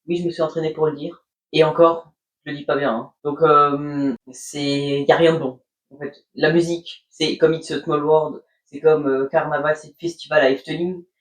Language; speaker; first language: French; native; French